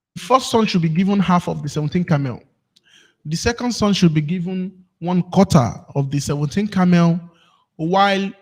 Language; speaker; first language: English; non-native, local second language; Yoruba